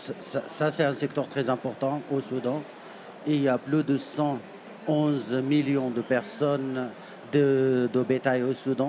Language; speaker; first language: French; non-native, fluent; Arabic